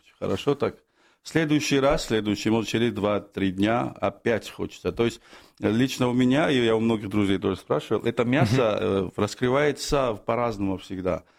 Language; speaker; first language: Russian; non-native, fluent; Georgian